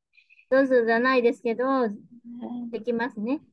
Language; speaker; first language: Japanese; non-native, fluent; Vietnamese